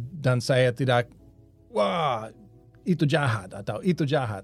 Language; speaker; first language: Indonesian; non-native, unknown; English